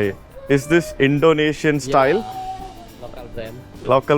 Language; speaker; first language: English; non-native, local second language; Malayalam